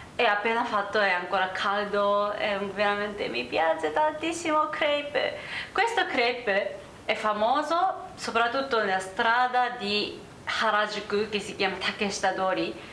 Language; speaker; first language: Italian; non-native, learner; Japanese